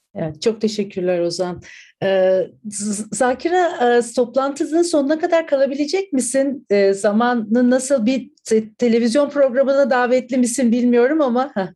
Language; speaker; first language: Turkish; native; Turkish